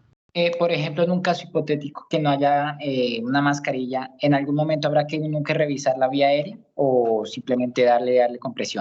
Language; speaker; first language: Spanish; native; Spanish